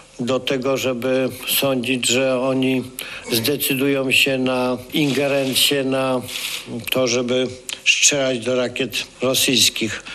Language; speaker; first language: Polish; native; Polish